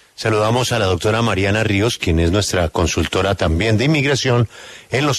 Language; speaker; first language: Spanish; native; Spanish